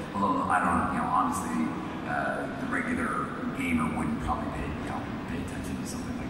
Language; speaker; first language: English; native; English